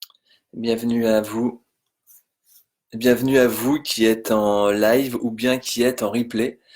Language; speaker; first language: French; native; French